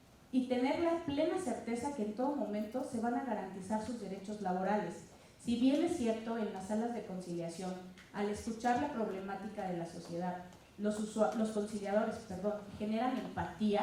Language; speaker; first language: Spanish; native; Spanish